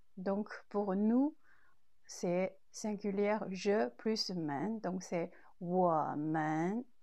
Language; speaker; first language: French; non-native, fluent; Chinese